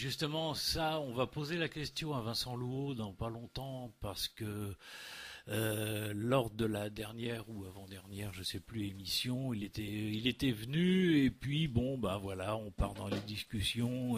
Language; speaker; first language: French; native; French